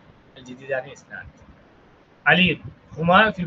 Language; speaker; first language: Arabic; non-native, fluent; Tamil